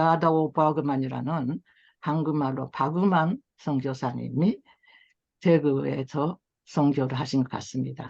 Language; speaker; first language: Korean; early bilingual, heritage; Korean